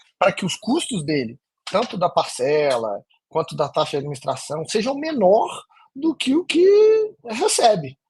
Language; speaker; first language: Portuguese; native; Portuguese